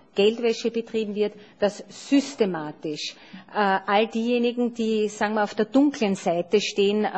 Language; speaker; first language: German; native; German